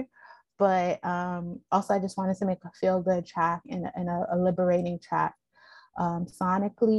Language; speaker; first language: English; native; English